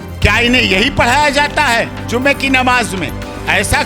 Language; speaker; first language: Hindi; native; Hindi